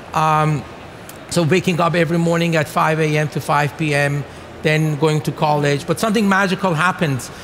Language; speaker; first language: English; non-native, fluent; Persian